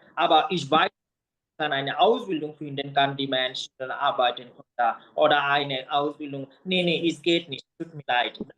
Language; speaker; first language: German; non-native, learner; Bangla